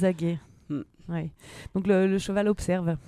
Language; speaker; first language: French; native; French